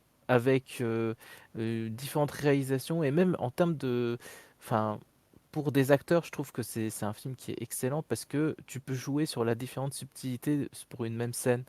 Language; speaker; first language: French; native; French